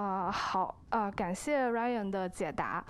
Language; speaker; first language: Chinese; native; Chinese